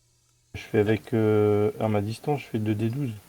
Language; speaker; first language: French; native; French